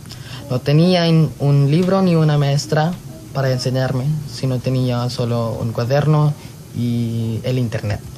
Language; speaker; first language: Spanish; non-native, fluent; Filipino